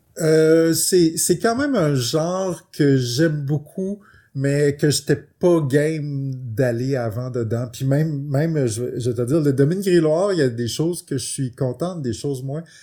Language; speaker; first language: French; native; French